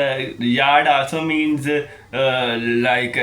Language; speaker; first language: English; non-native, local second language; Urdu